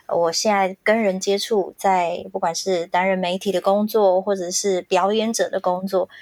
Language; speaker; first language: Chinese; native; Chinese